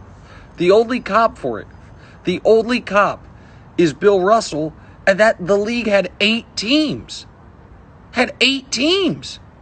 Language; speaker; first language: English; native; English